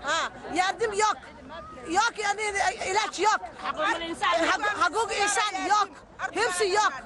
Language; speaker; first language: Turkish; non-native, learner; Somali